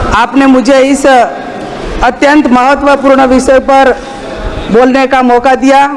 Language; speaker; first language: Hindi; non-native, local second language; Gujarati